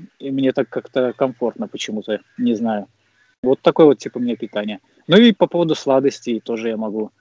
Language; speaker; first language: Russian; native; Russian